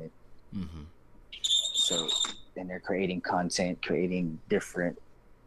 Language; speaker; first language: English; native; English